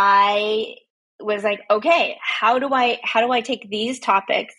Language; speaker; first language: English; native; English